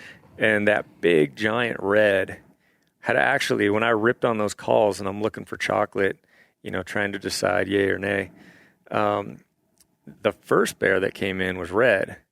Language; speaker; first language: English; native; English